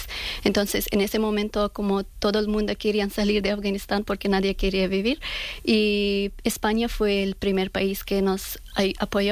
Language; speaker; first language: Spanish; non-native, learner; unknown